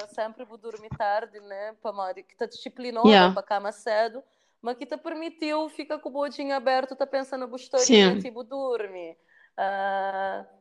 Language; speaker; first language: Portuguese; non-native, local second language; Kabuverdianu